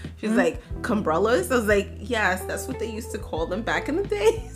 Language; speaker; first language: English; early bilingual, other home language; Spanish